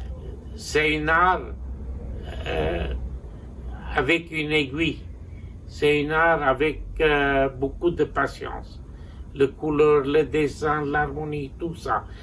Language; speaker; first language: French; non-native, local second language; Armenian